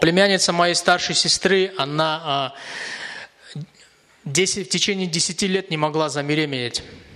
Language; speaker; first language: Russian; native; Russian